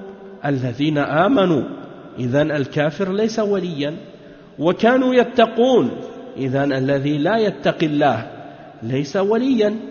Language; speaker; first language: Arabic; non-native, fluent; French